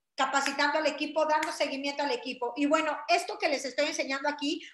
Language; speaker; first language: Spanish; native; Spanish